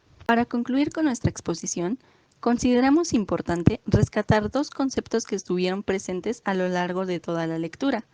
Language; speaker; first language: Spanish; native; Spanish